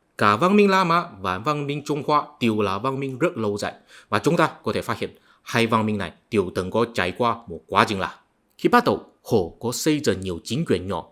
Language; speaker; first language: Vietnamese; non-native, fluent; Chinese